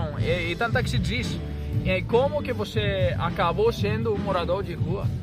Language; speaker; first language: Portuguese; non-native, fluent; Greek